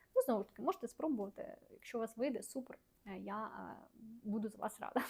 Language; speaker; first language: Ukrainian; non-native, local second language; Russian